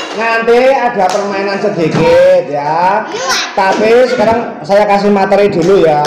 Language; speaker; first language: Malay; non-native, local second language; Javanese